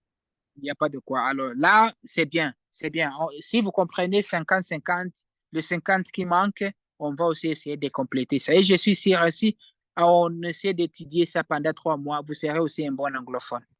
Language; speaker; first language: French; non-native, fluent; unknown